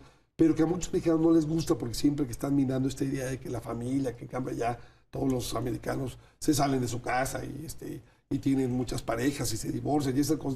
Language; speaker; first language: Spanish; native; Spanish